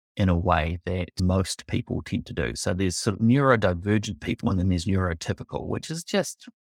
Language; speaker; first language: English; native; English